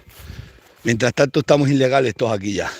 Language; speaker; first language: Spanish; native; Spanish